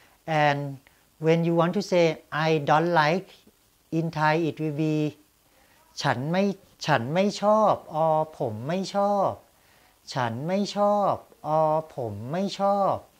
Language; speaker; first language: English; non-native, fluent; Thai